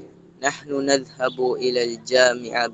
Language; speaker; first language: Arabic; non-native, learner; Filipino